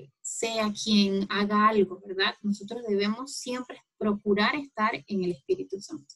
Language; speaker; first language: Spanish; native; Spanish